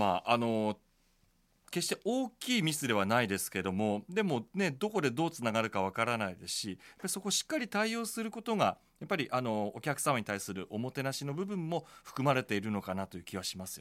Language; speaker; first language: Japanese; native; Japanese